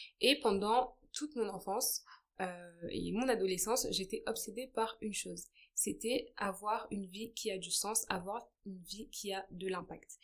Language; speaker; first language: French; early bilingual, other home language; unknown